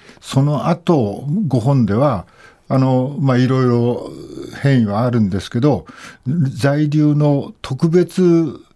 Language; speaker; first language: Japanese; native; Japanese